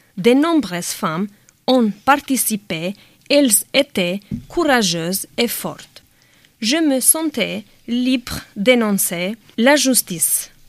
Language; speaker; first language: French; non-native, learner; Albanian